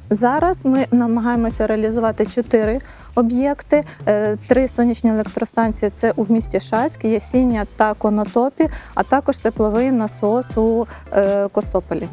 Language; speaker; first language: Ukrainian; native; Ukrainian